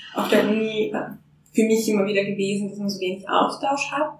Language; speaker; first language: German; non-native, fluent; Finnish